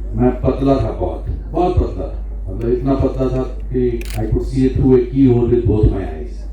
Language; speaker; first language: Hindi; native; Hindi